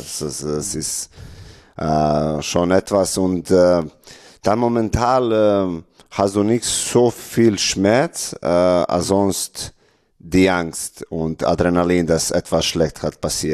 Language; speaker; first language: German; non-native, learner; Serbian